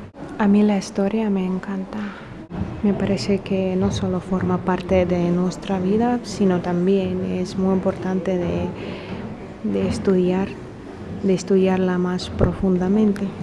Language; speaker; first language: Spanish; non-native, fluent; Russian